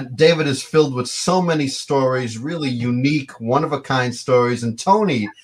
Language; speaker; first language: English; native; English